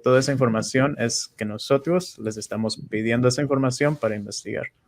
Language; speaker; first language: Spanish; native; Spanish